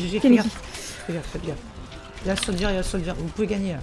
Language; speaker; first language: French; native; French